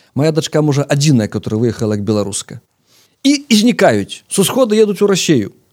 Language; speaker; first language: Belarusian; native; Belarusian